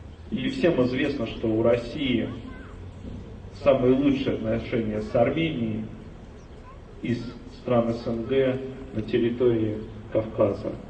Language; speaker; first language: Russian; native; Russian